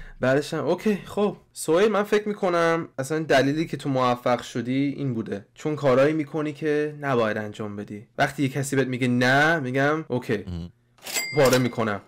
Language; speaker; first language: Persian; early bilingual, heritage; Persian